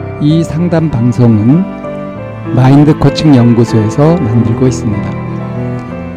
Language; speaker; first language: Korean; native; Korean